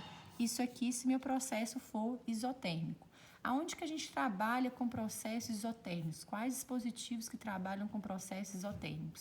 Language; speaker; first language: Portuguese; native; Portuguese